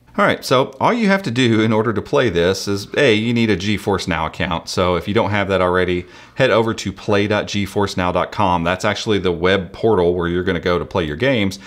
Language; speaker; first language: English; native; English